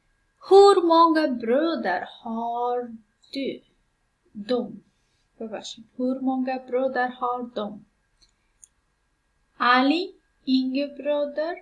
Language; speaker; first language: Swedish; non-native, fluent; Persian